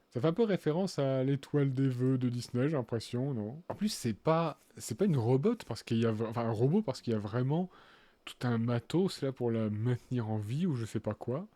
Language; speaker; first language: French; native; French